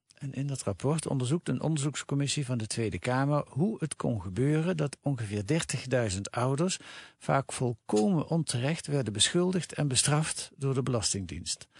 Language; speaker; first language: Dutch; native; Dutch